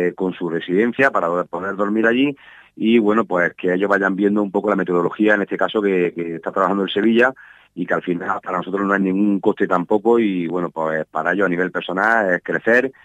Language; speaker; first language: Spanish; native; Spanish